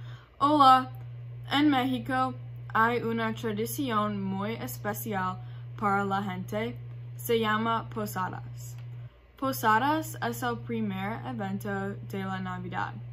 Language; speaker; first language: Spanish; non-native, learner; English